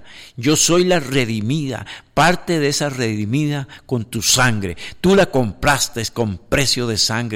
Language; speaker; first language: Spanish; native; Spanish